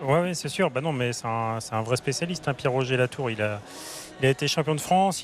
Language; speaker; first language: French; native; French